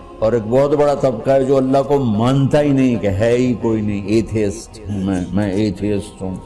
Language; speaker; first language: Urdu; non-native, local second language; Punjabi